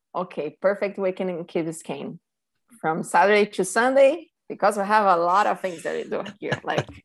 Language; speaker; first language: English; non-native, fluent; Portuguese